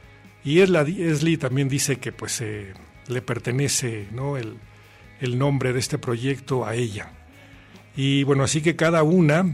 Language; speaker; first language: Spanish; native; Spanish